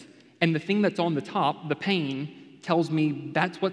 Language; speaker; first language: English; native; English